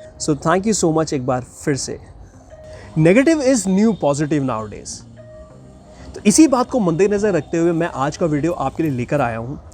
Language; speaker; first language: Hindi; native; Hindi